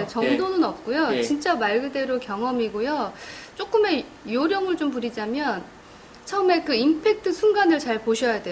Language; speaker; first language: Korean; native; Korean